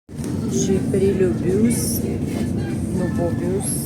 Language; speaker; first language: French; non-native, learner; Russian